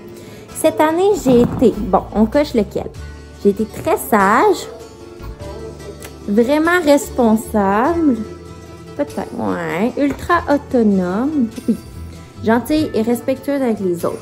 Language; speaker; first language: French; native; French